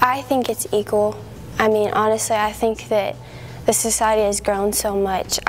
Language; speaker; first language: English; native; English